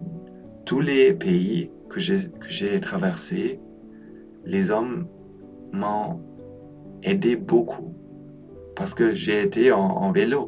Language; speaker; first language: French; non-native, learner; Polish